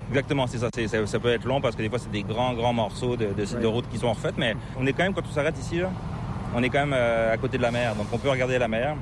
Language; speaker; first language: French; native; French